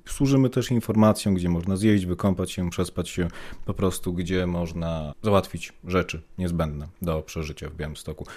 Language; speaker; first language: Polish; native; Polish